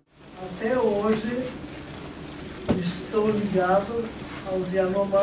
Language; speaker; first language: Portuguese; non-native, fluent; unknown